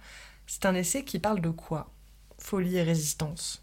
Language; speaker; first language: French; native; French